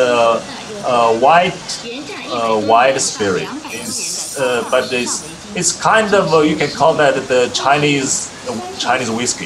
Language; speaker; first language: English; non-native, fluent; Chinese